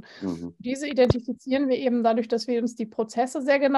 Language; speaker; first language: German; native; German